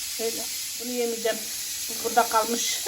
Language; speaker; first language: Turkish; native; Turkish